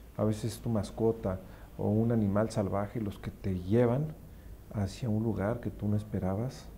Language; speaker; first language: Spanish; native; Spanish